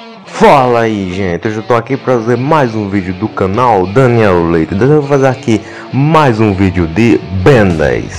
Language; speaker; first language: Portuguese; native; Portuguese